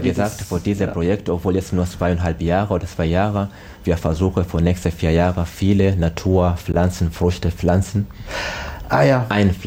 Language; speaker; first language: German; non-native, learner; Swahili